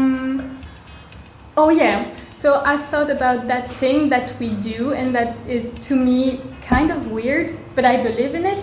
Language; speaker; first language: English; non-native, fluent; French